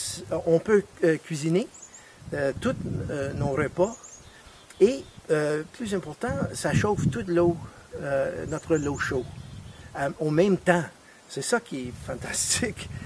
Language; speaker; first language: French; non-native, fluent; English